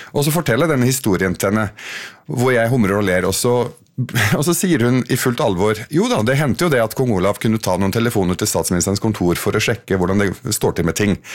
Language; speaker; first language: Norwegian; early bilingual, other home language; Arabic